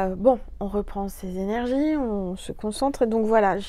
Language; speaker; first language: French; native; French